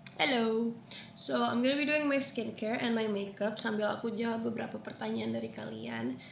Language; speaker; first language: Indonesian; early bilingual, other home language; Spanish